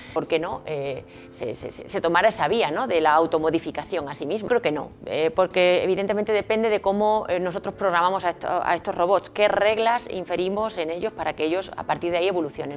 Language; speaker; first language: Spanish; native; Spanish